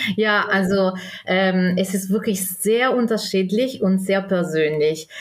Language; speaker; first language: German; non-native, local second language; Italian